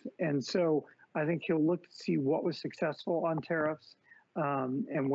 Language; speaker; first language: English; native; English